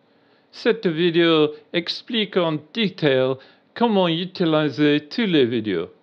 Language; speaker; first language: French; non-native, learner; English